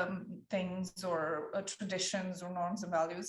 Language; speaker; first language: English; early bilingual, other home language; Persian